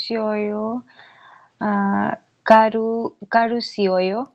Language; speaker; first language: Korean; non-native, learner; Bangla